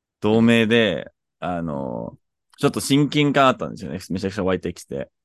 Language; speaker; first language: Japanese; non-native, fluent; English